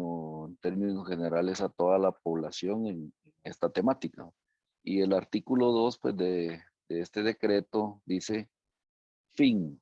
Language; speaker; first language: Spanish; native; Spanish